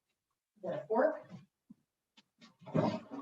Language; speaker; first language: English; native; English